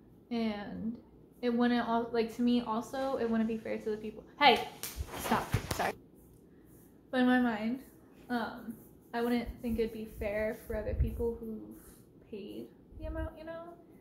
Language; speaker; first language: English; native; English